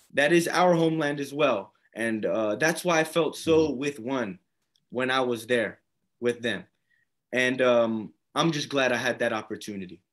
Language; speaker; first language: English; native; English